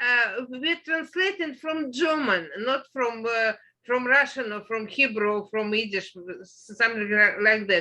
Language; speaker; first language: English; non-native, learner; Russian